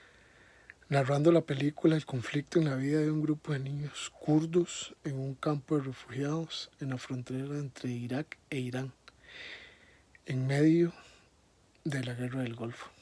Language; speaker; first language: Spanish; native; Spanish